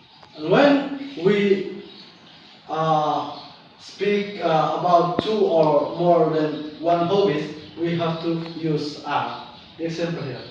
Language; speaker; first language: English; non-native, learner; Indonesian